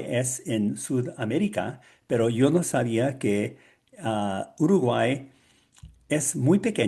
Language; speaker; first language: Spanish; non-native, learner; English